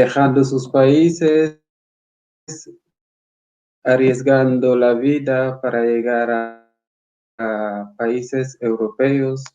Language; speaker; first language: Spanish; non-native, fluent; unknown